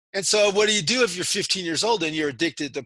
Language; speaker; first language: English; native; English